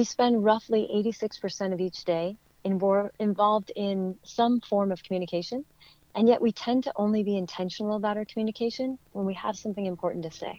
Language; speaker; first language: English; native; English